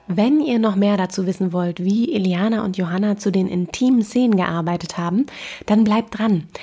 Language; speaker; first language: German; native; German